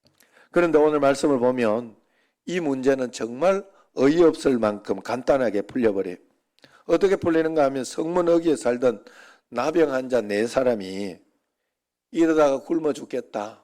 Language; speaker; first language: Korean; native; Korean